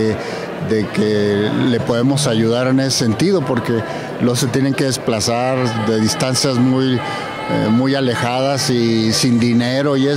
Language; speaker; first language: Spanish; native; Spanish